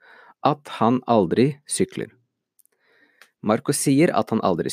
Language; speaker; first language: Norwegian; non-native, fluent; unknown